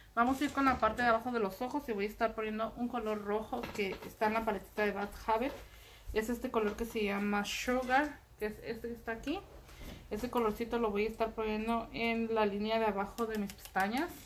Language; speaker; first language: Spanish; native; Spanish